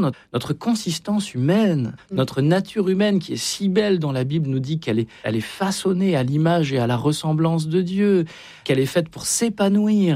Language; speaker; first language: French; native; French